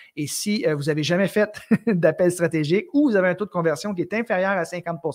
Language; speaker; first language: French; native; French